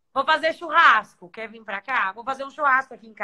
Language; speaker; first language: Portuguese; native; Portuguese